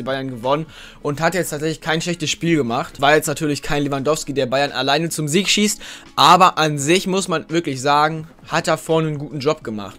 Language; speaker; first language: German; native; German